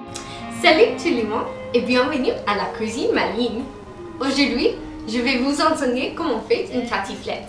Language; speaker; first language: French; non-native, learner; English